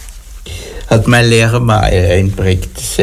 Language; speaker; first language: German; native; German